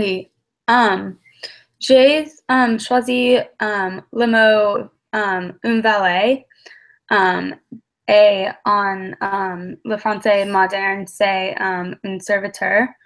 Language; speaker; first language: French; non-native, learner; English